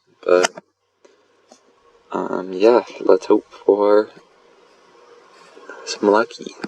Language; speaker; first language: English; native; English